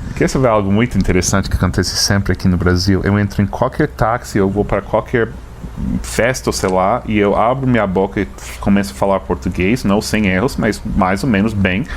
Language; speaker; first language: Portuguese; non-native, fluent; English